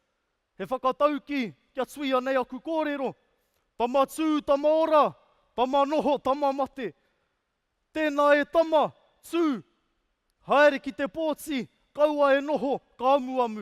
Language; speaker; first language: Māori; non-native, fluent; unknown